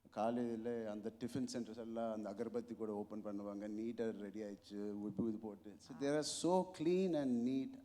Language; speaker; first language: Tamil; non-native, local second language; Telugu